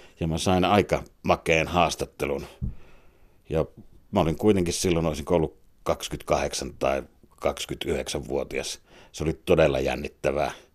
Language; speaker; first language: Finnish; native; Finnish